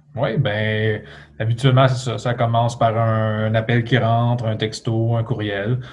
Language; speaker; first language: French; native; French